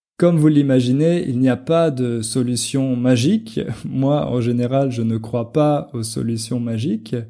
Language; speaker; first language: French; native; French